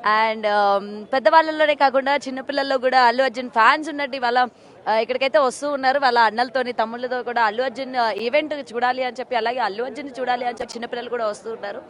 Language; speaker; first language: Telugu; native; Telugu